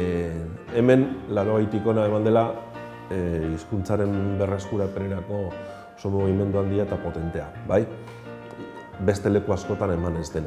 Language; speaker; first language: Basque; native; Basque